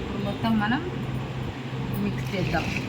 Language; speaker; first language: Telugu; native; Telugu